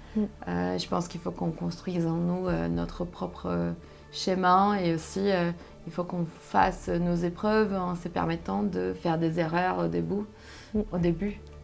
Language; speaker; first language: French; non-native, fluent; Portuguese